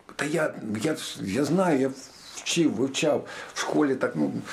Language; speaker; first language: Ukrainian; native; Ukrainian